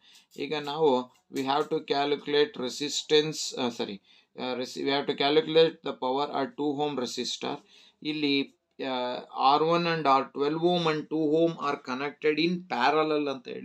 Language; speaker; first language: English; non-native, local second language; Kannada